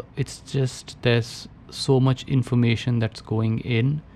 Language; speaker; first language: English; non-native, local second language; Hindi